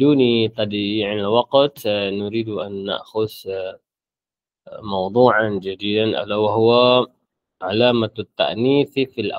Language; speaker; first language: Arabic; non-native, fluent; Malay